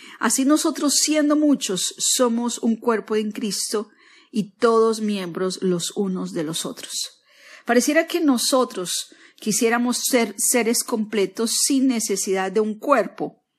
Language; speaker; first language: Spanish; native; Spanish